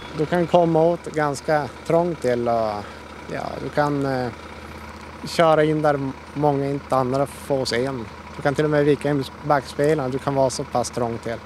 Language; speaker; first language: Swedish; native; Swedish